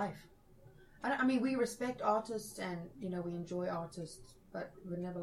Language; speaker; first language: English; native; English